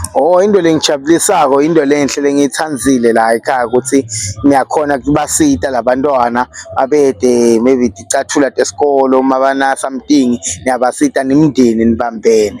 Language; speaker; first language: Zulu; non-native, local second language; Swati